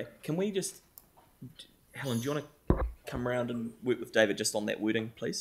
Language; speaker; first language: English; native; English